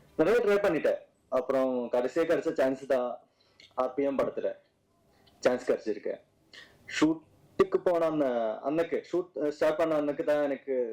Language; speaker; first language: Tamil; non-native, learner; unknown